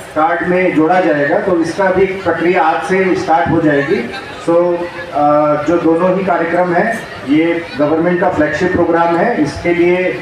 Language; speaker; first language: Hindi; non-native, local second language; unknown